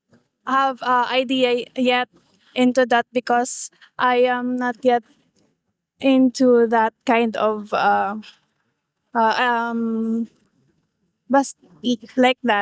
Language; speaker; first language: English; non-native, local second language; Bikol